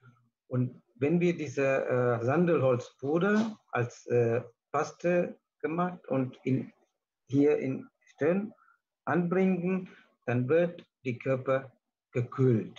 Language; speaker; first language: German; non-native, learner; Tamil